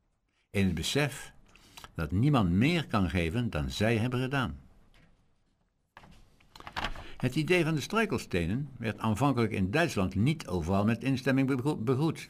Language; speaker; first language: Dutch; native; Dutch